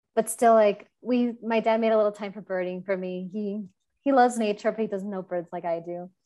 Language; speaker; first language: English; native; English